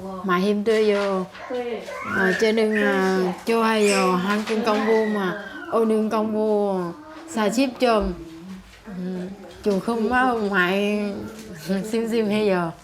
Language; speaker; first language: Korean; non-native, learner; Vietnamese